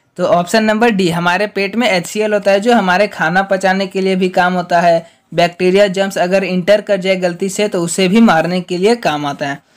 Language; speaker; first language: Hindi; native; Hindi